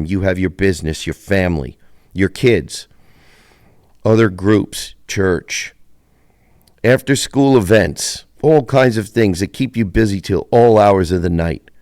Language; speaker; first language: English; native; English